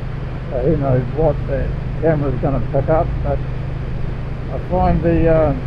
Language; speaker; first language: English; native; English